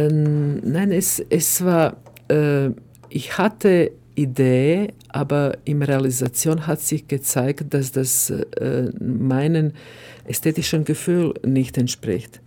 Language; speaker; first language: German; non-native, fluent; Croatian